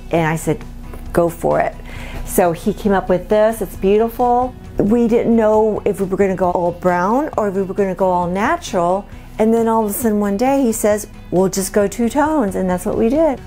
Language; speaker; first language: English; non-native, fluent; Spanish